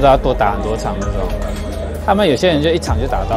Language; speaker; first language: Chinese; native; Chinese